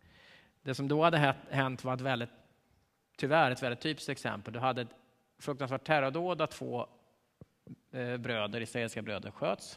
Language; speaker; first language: Swedish; native; Swedish